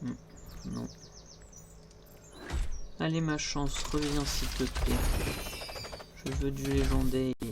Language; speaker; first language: French; native; French